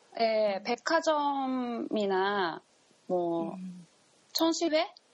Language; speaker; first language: Korean; non-native, learner; Japanese